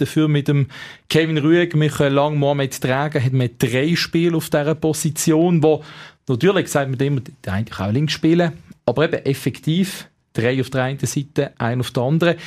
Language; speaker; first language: German; native; German